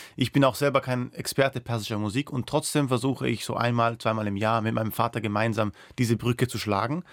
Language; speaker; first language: German; non-native, local second language; Persian